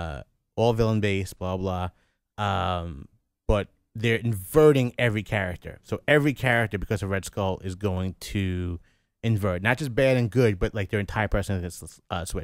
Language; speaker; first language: English; native; English